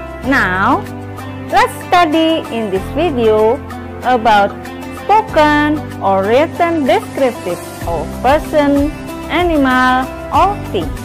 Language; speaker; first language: English; non-native, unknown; Indonesian